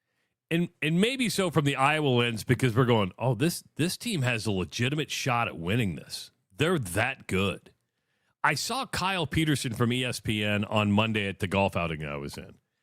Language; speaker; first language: English; native; English